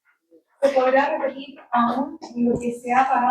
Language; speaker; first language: Spanish; native; Spanish